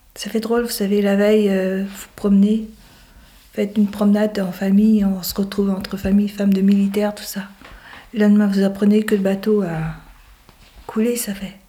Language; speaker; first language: French; native; French